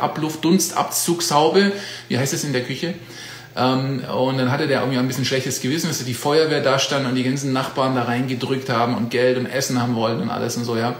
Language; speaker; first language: German; native; German